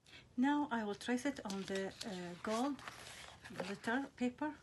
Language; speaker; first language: English; non-native, fluent; Arabic